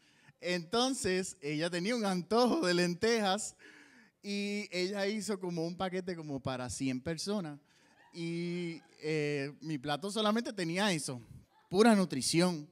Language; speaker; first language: Spanish; native; Spanish